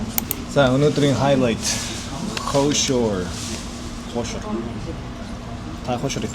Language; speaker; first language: Mongolian; non-native, fluent; Korean